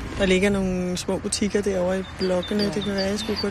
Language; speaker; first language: Danish; native; Danish